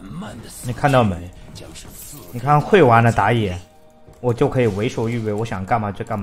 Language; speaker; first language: Chinese; native; Chinese